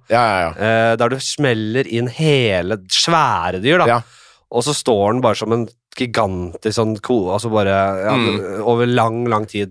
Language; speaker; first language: Norwegian; native; Norwegian